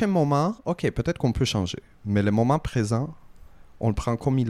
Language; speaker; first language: French; native; French